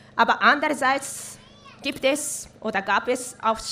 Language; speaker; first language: German; non-native, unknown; Japanese